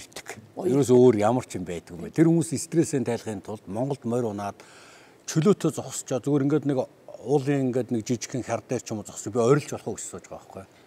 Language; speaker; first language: Mongolian; native; Mongolian